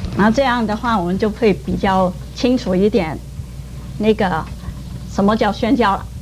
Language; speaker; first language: Chinese; non-native, local second language; Cantonese